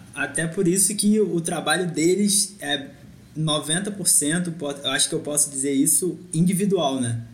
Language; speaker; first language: Portuguese; native; Portuguese